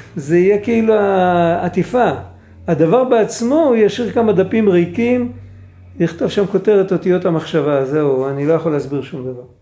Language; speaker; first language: Hebrew; non-native, fluent; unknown